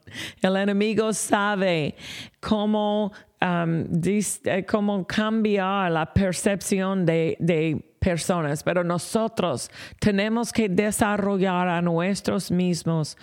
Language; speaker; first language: Spanish; non-native, fluent; English